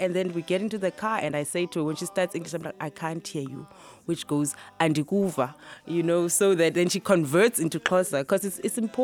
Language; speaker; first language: English; non-native, local second language; Xhosa